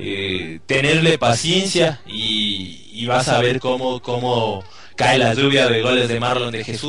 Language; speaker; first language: Spanish; native; Spanish